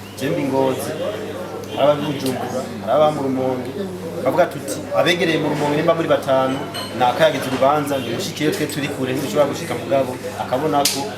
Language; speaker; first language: Rundi; native; Rundi